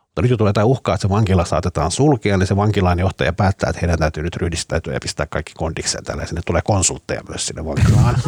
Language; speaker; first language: Finnish; early bilingual, other home language; Danish